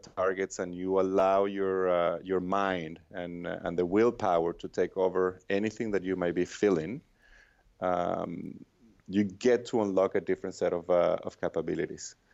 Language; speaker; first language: English; non-native, fluent; Spanish